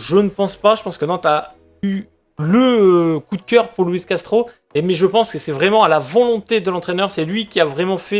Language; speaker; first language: French; native; French